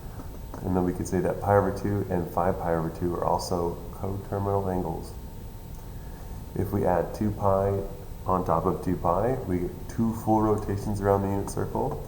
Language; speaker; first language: English; native; English